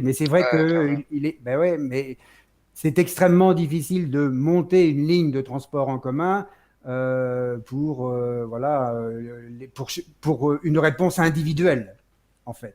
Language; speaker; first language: French; native; French